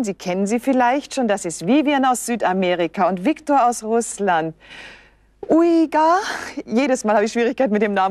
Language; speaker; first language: German; native; German